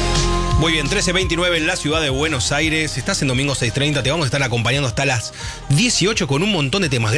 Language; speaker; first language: Spanish; native; Spanish